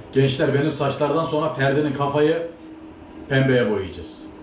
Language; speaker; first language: Turkish; native; Turkish